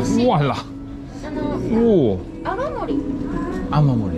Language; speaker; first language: Japanese; non-native, learner; Thai